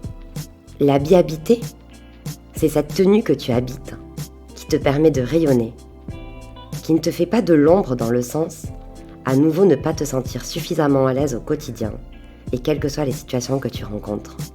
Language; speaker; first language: French; native; French